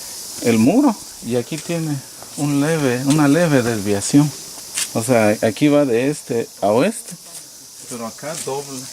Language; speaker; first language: Spanish; native; Spanish